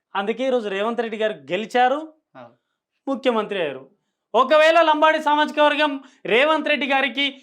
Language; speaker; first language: Telugu; non-native, local second language; Lambadi